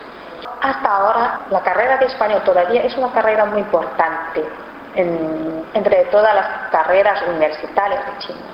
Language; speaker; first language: Spanish; non-native, fluent; Chinese